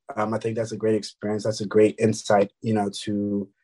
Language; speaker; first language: English; early bilingual, other home language; French